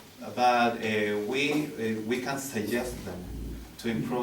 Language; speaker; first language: English; non-native, learner; Spanish